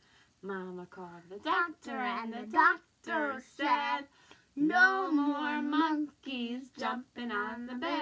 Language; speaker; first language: English; native; English